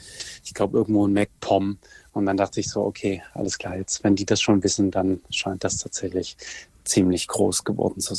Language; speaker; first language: German; native; German